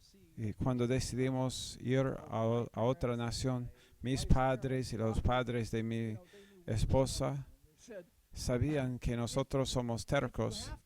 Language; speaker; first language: Spanish; non-native, fluent; English